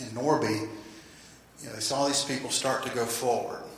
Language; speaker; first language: English; native; English